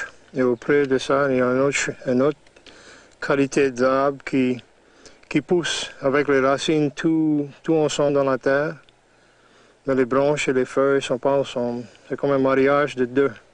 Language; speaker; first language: French; non-native, local second language; English